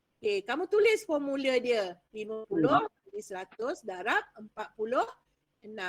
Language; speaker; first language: Malay; native; Malay